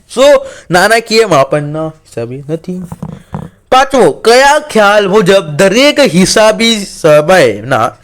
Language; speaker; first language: Gujarati; non-native, local second language; Marathi